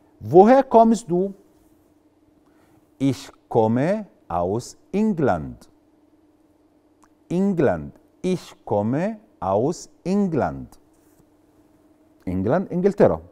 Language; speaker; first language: German; non-native, fluent; Arabic